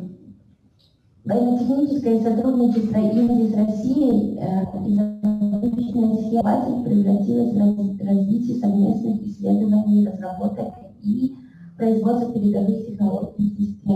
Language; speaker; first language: Russian; native; Russian